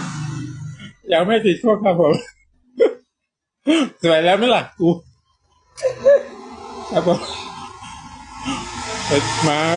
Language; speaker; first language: Thai; native; Thai